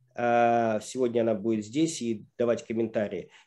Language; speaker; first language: Russian; native; Russian